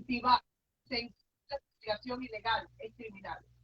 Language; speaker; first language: Spanish; native; Spanish